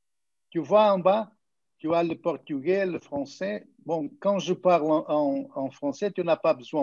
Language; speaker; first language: French; non-native, fluent; Portuguese